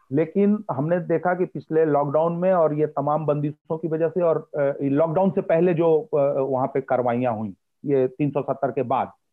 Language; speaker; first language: Hindi; native; Hindi